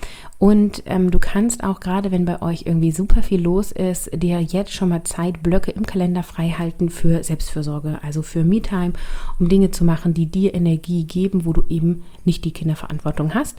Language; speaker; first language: German; native; German